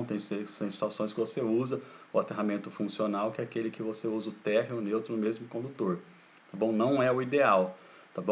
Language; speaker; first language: Portuguese; native; Portuguese